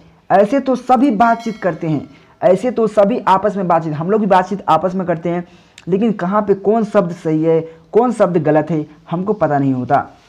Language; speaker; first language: Hindi; native; Hindi